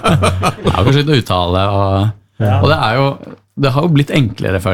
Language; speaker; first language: Norwegian; native; Norwegian